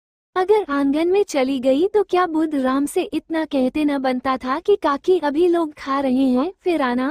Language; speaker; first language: Hindi; native; Hindi